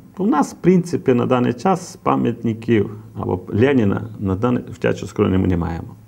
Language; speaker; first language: Ukrainian; non-native, local second language; Romanian